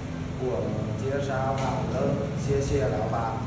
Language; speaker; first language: Chinese; non-native, learner; Vietnamese